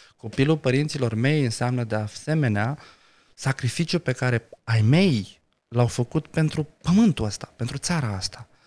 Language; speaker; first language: Romanian; non-native, local second language; Romany